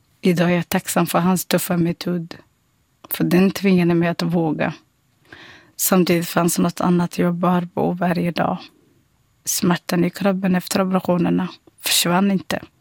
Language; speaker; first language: Swedish; non-native, fluent; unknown